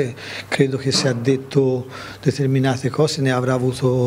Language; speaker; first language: Italian; native; Italian